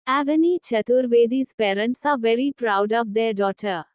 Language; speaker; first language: English; non-native, local second language; Hindi